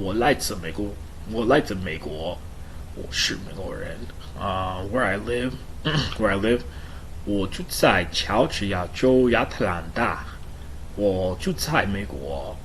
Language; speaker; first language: Chinese; non-native, learner; English